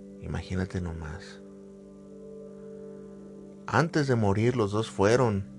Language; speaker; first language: Spanish; native; Spanish